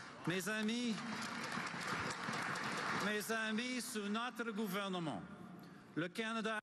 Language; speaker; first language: French; non-native, fluent; English